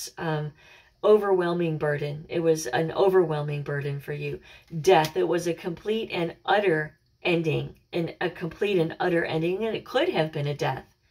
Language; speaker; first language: English; native; English